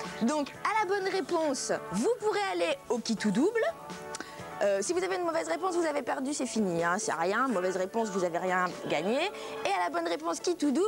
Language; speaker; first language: French; native; French